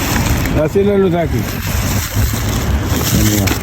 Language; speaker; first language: Spanish; non-native, learner; Arabic